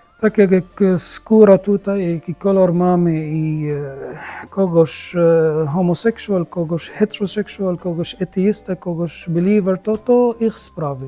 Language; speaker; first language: Polish; non-native, learner; Arabic